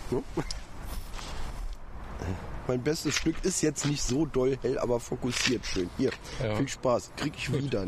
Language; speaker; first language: German; native; German